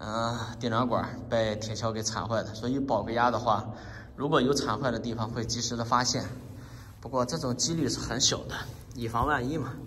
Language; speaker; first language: Chinese; native; Chinese